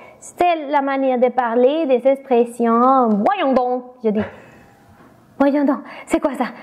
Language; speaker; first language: French; non-native, fluent; Spanish